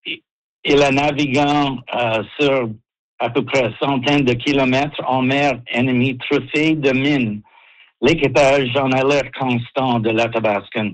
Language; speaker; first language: French; non-native, local second language; English